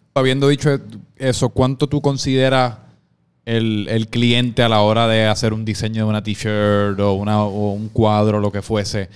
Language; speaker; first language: Spanish; native; Spanish